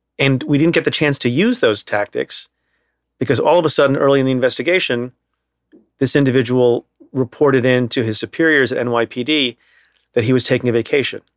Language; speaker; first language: English; early bilingual, other home language; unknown